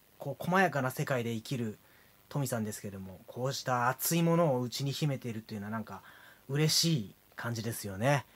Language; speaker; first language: Japanese; native; Japanese